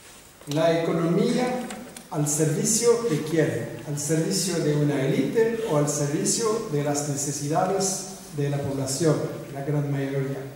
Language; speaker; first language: Spanish; non-native, fluent; French